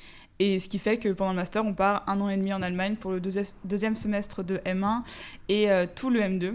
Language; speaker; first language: French; native; French